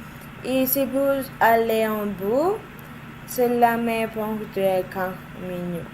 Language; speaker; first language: French; non-native, learner; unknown